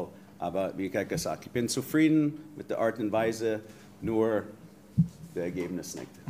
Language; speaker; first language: German; non-native, fluent; English